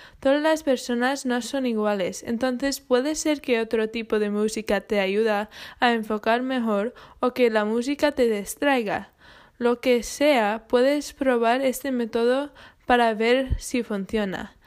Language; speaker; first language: Spanish; non-native, learner; English